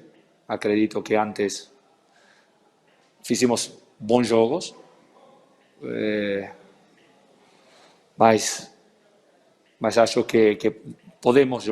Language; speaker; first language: Portuguese; non-native, fluent; Spanish